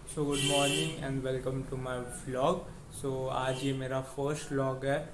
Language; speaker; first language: Hindi; non-native, local second language; Marathi